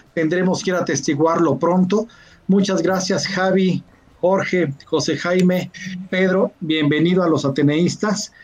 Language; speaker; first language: Spanish; native; Spanish